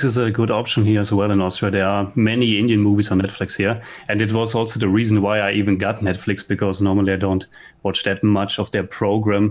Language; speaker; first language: English; non-native, fluent; German